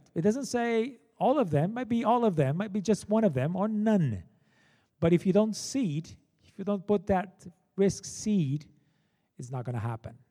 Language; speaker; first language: English; non-native, fluent; Portuguese